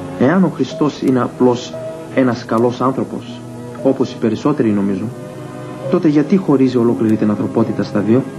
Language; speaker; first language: Greek; early bilingual, heritage; Greek